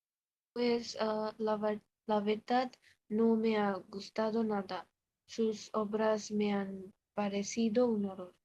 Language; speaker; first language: Spanish; non-native, learner; Bangla